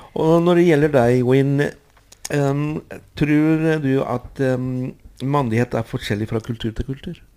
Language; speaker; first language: Norwegian; non-native, fluent; Spanish